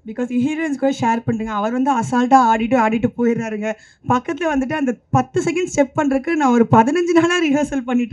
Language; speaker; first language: Tamil; native; Tamil